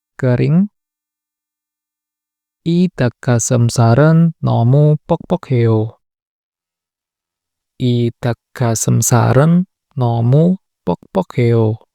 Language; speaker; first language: Korean; non-native, fluent; Indonesian